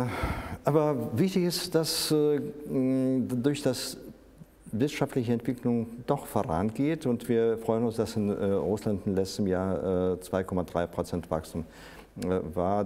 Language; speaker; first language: German; non-native, fluent; Russian